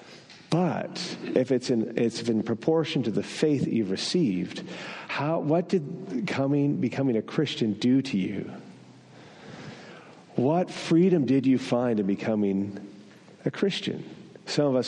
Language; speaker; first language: English; non-native, fluent; French